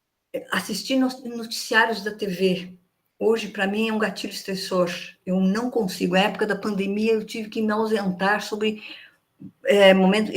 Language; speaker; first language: Portuguese; native; Portuguese